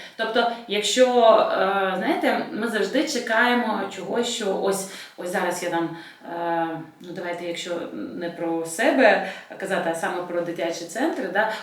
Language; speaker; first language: Ukrainian; non-native, local second language; Russian